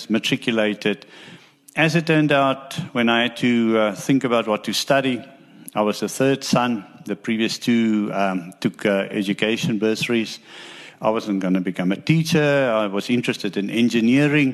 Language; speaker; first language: English; non-native, local second language; Afrikaans